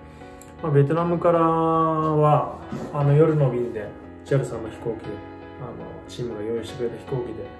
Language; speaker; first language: Japanese; native; Japanese